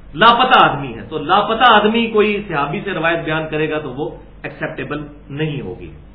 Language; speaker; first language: Urdu; native; Urdu